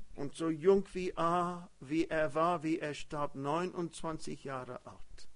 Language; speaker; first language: German; early bilingual, heritage; German